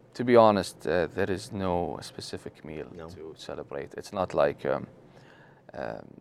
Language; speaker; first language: English; non-native, fluent; Arabic